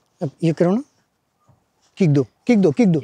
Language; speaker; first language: Hindi; non-native, learner; Bangla